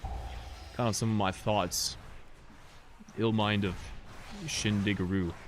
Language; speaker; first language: English; native; English